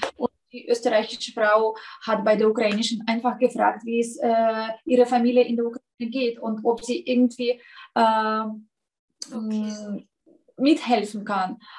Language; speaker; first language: German; non-native, fluent; Russian